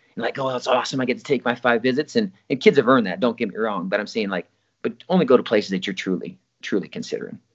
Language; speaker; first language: English; native; English